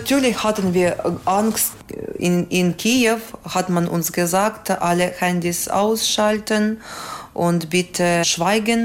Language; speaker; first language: German; non-native, fluent; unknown